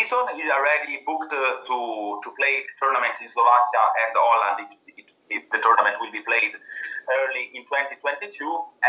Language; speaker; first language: English; non-native, fluent; Italian